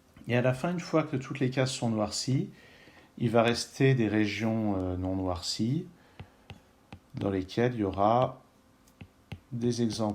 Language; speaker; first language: French; native; French